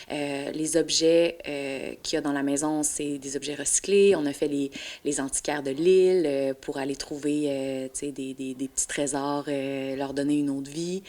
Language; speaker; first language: French; native; French